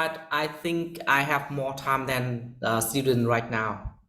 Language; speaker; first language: English; non-native, learner; Vietnamese